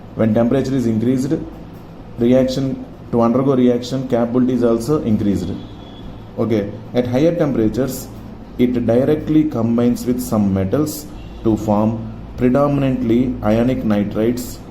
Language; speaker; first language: English; non-native, local second language; Telugu